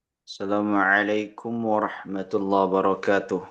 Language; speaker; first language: Arabic; non-native, fluent; Indonesian